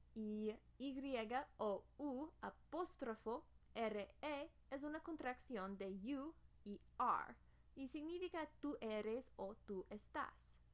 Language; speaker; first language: Spanish; non-native, fluent; English